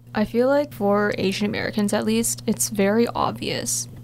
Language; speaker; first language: English; early bilingual, other home language; Korean